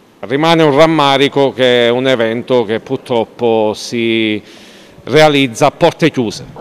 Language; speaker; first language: Italian; native; Italian